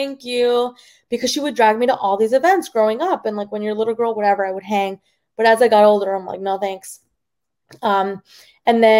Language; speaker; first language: English; early bilingual, other home language; Spanish